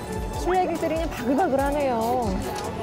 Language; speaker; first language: Korean; native; Korean